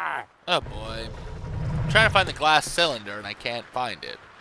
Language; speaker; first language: English; native; English